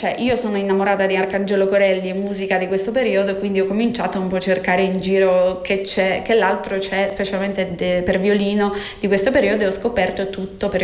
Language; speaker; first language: Italian; non-native, fluent; Polish